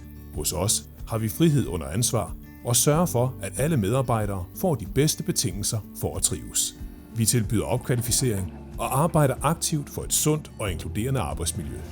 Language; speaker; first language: Danish; native; Danish